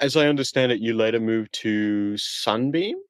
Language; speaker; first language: English; native; English